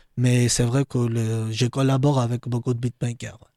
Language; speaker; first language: French; non-native, learner; Georgian